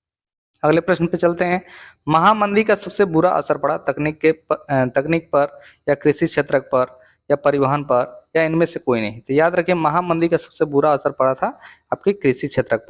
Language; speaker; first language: Hindi; native; Hindi